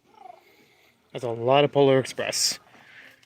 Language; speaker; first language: English; native; English